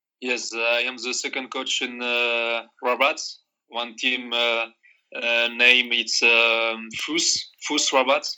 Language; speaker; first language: English; non-native, learner; Arabic